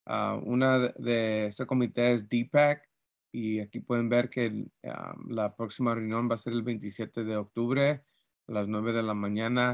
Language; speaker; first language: Spanish; early bilingual, heritage; Spanish